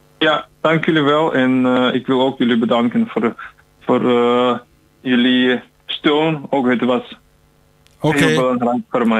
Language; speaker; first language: Dutch; non-native, learner; Ukrainian